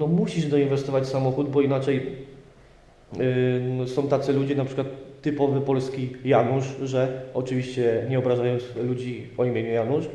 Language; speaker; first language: Polish; native; Polish